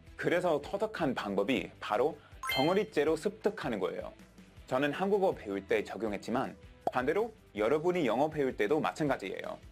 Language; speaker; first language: Korean; non-native, fluent; English